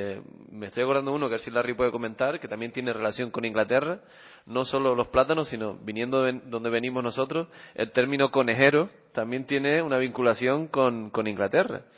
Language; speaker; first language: Spanish; native; Spanish